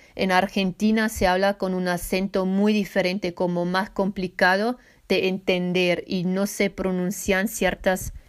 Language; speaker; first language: Spanish; non-native, fluent; Swiss German